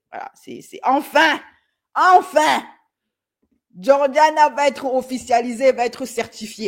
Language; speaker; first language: French; native; French